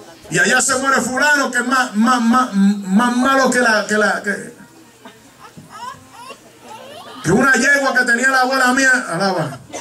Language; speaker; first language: Spanish; early bilingual, heritage; Spanish